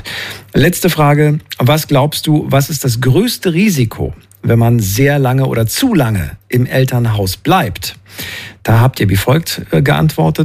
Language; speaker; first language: German; native; German